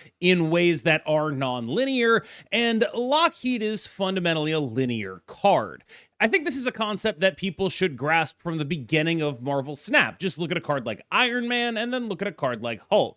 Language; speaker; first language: English; native; English